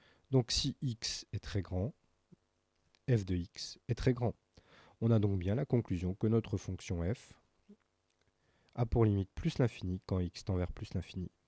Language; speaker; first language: French; native; French